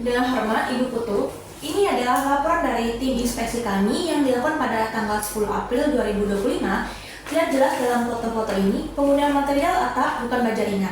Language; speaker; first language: Indonesian; native; Indonesian